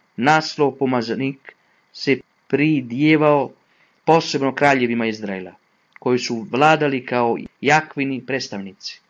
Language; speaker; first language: Croatian; non-native, fluent; Italian